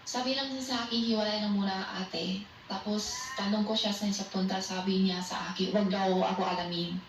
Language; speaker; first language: Filipino; non-native, learner; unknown